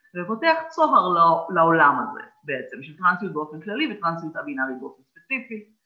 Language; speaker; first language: Hebrew; native; Hebrew